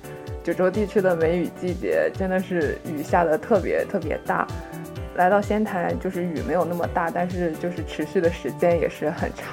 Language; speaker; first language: Chinese; native; Chinese